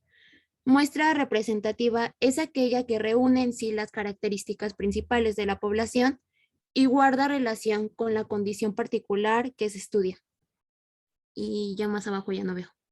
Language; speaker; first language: Spanish; native; Spanish